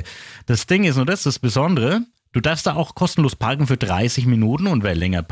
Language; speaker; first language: German; native; German